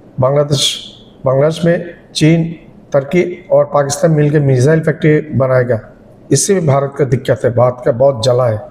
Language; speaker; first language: Hindi; non-native, learner; Bangla